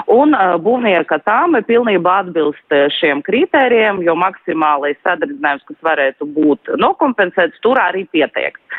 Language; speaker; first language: Latvian; non-native, local second language; Russian